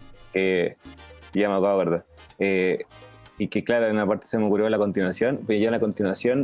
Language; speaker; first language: Spanish; native; Spanish